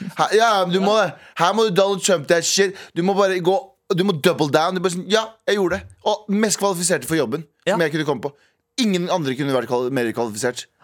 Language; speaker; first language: Norwegian; native; Norwegian